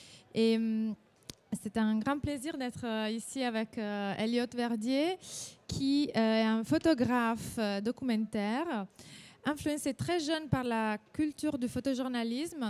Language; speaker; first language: French; non-native, fluent; Italian